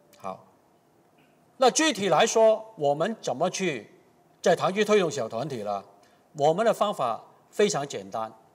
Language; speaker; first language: Chinese; non-native, local second language; Cantonese